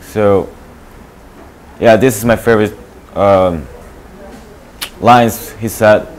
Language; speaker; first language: English; non-native, learner; Korean